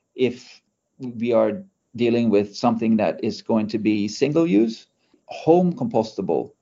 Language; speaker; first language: English; non-native, fluent; Norwegian